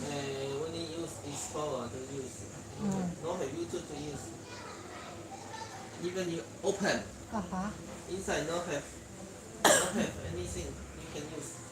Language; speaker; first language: English; non-native, learner; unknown